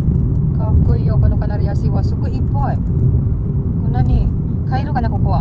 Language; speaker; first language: Japanese; non-native, learner; Filipino